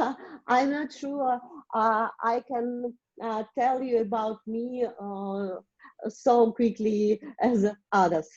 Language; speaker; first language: English; non-native, learner; Russian